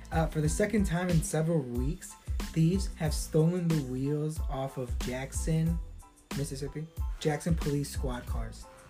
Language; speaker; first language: English; early bilingual, other home language; Spanish